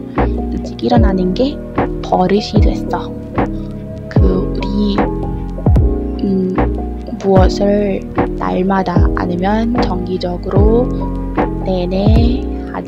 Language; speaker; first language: Korean; non-native, learner; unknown